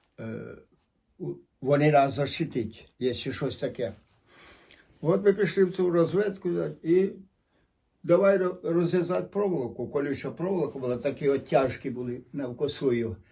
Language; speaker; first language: Ukrainian; native; Ukrainian